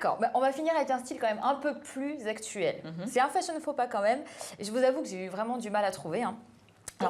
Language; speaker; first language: French; native; French